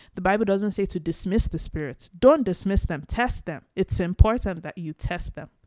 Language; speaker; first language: English; non-native, local second language; Yoruba